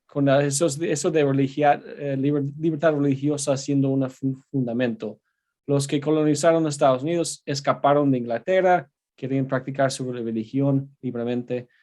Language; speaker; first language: Spanish; non-native, fluent; English